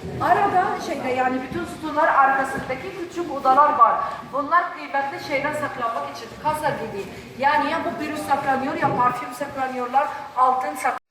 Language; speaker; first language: Turkish; non-native, learner; Arabic